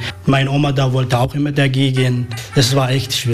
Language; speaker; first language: German; non-native, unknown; Arabic